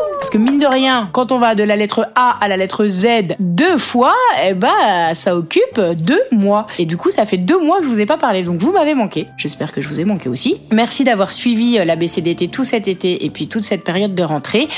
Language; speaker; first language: French; native; French